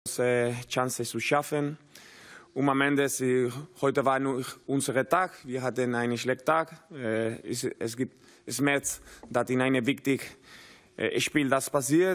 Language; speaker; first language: German; non-native, learner; Spanish